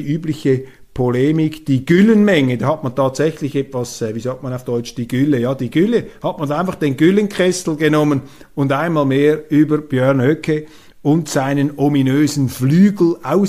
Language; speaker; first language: German; native; German